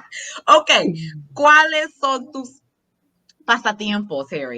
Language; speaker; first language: Spanish; non-native, fluent; English